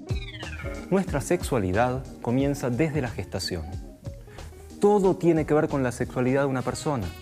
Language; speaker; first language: Spanish; native; Spanish